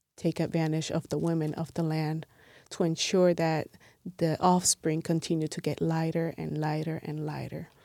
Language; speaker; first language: English; non-native, fluent; Spanish